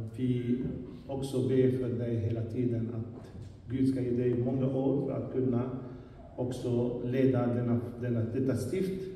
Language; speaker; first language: Swedish; non-native, fluent; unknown